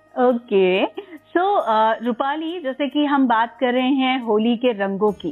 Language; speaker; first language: Hindi; native; Hindi